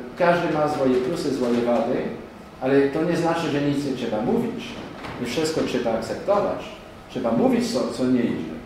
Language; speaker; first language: Polish; non-native, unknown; French